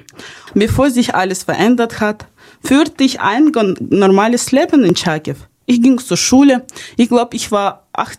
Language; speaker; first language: German; non-native, fluent; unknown